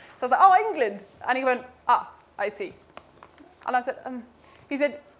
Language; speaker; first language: English; native; English